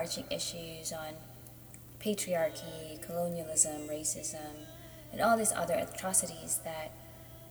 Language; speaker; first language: English; non-native, local second language; Hiligaynon